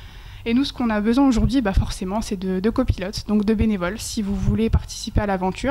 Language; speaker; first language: French; native; French